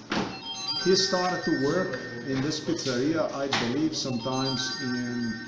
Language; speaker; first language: English; non-native, fluent; Slovenian